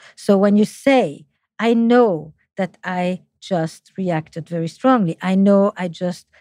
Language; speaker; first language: English; non-native, fluent; French